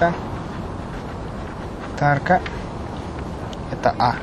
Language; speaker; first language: Russian; non-native, local second language; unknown